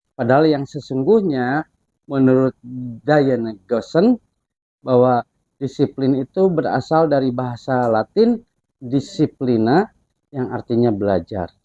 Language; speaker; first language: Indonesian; non-native, local second language; Sundanese